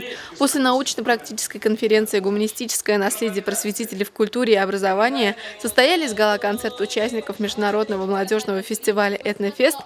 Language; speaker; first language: Russian; native; Russian